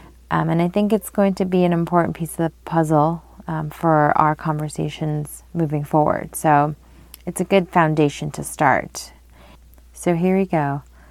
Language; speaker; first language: English; early bilingual, other home language; Korean